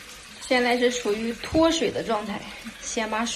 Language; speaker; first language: Chinese; native; Chinese